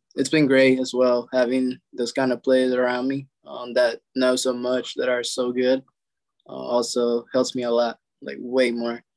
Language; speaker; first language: English; non-native, fluent; Spanish